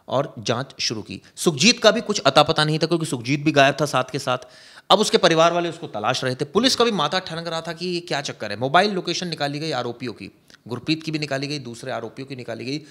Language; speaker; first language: Hindi; native; Hindi